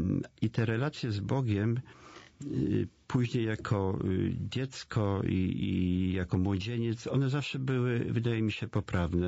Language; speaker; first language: Polish; native; Polish